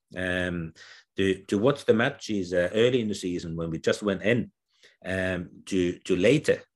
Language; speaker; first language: English; non-native, fluent; Finnish